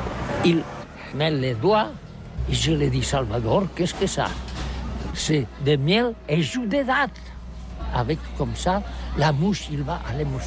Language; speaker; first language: French; non-native, learner; Catalan